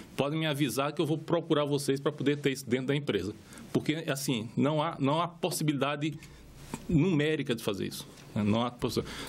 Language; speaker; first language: Portuguese; native; Portuguese